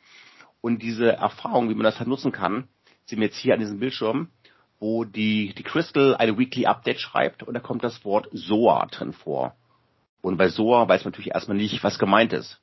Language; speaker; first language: German; native; German